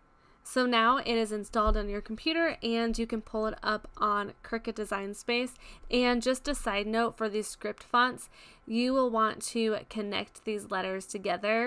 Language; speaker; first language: English; native; English